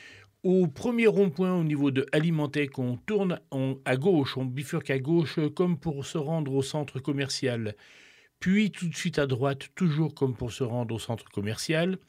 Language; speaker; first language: French; native; French